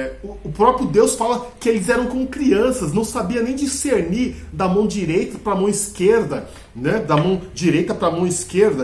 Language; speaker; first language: Portuguese; native; Portuguese